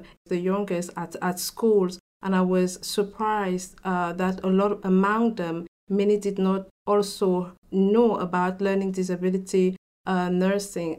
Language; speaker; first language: English; non-native, local second language; French